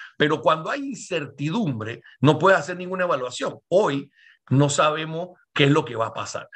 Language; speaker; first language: Spanish; native; Spanish